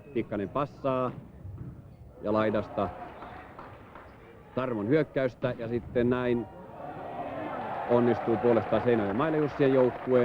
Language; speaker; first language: Finnish; native; Finnish